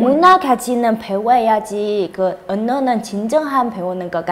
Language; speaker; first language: Korean; non-native, fluent; Chinese